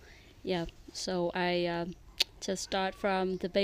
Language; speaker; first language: English; non-native, fluent; Vietnamese